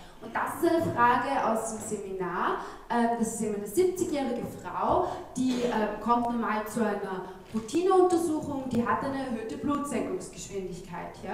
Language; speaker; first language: German; native; German